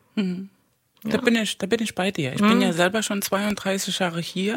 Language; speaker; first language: German; non-native, fluent; Spanish